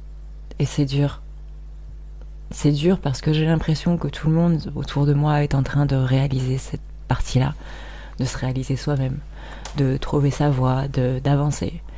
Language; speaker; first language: French; native; French